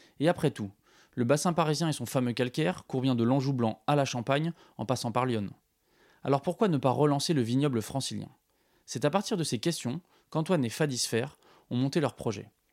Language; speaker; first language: French; native; French